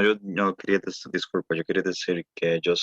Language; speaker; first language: Spanish; early bilingual, heritage; Spanish